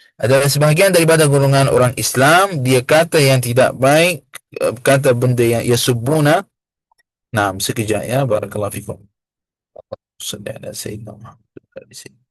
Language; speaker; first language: Malay; non-native, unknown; Arabic